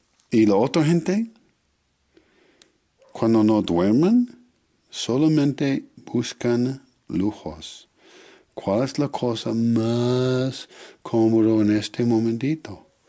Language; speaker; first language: Spanish; non-native, learner; English